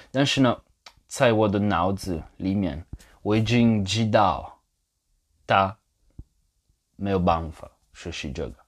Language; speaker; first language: Chinese; non-native, fluent; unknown